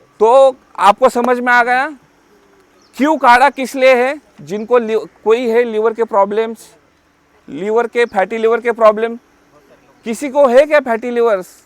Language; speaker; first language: Hindi; non-native, local second language; Marathi